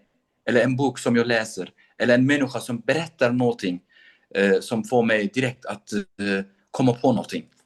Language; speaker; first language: Swedish; non-native, local second language; Kurdish